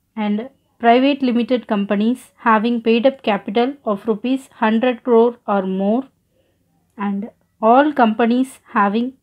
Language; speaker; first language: English; non-native, local second language; Tamil